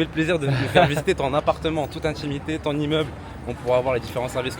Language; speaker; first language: French; native; French